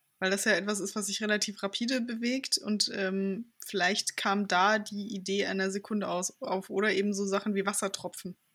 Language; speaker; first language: German; native; German